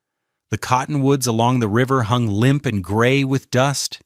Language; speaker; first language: English; native; English